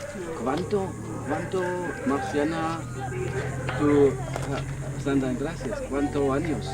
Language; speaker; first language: Spanish; non-native, learner; German